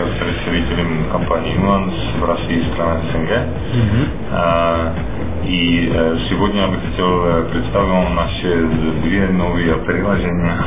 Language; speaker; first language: Russian; non-native, fluent; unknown